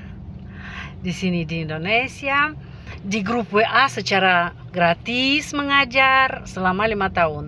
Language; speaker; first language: Indonesian; non-native, fluent; Russian